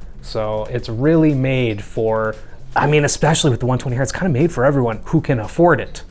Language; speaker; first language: English; native; English